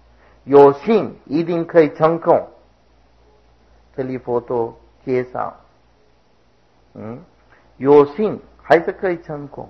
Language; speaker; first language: Chinese; non-native, fluent; Sinhala